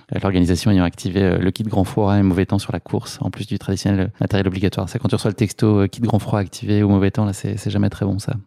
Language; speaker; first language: French; native; French